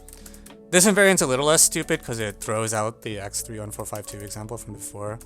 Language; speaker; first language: English; native; English